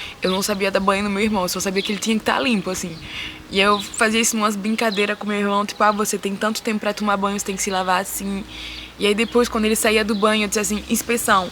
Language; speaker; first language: Portuguese; early bilingual, heritage; Portuguese